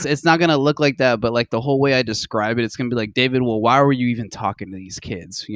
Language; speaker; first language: English; native; English